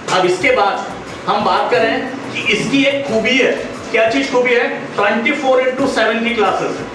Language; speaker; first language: Hindi; native; Hindi